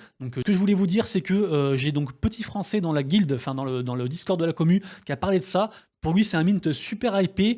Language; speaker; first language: French; native; French